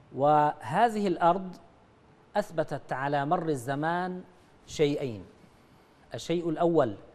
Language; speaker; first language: Arabic; native; Arabic